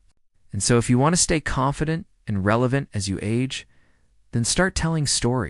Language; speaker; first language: English; native; English